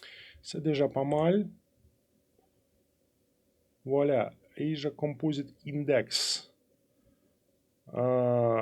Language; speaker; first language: French; non-native, fluent; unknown